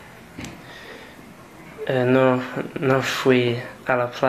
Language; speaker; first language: Spanish; non-native, learner; English